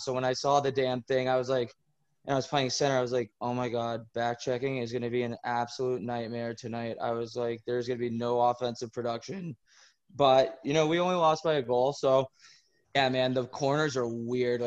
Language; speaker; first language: English; native; English